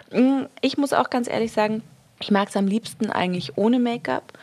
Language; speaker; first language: German; early bilingual, other home language; Spanish